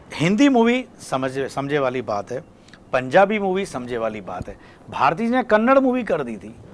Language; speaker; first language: Hindi; non-native, local second language; Gujarati